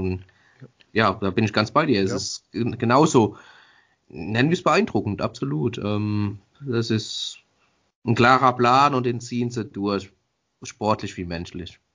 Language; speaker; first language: German; native; German